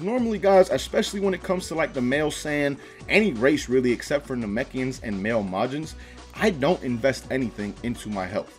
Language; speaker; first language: English; native; English